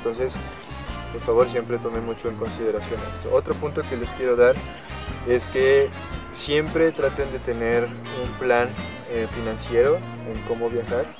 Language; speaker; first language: Spanish; native; Spanish